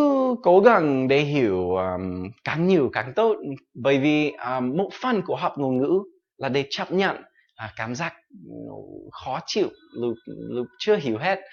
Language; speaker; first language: Vietnamese; non-native, fluent; English